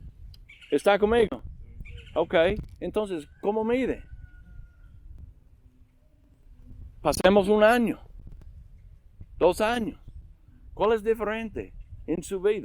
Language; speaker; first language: Spanish; non-native, learner; English